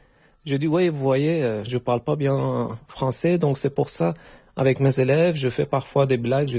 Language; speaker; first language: French; non-native, fluent; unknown